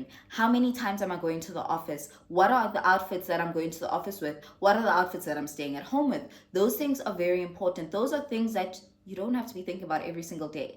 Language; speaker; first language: English; non-native, local second language; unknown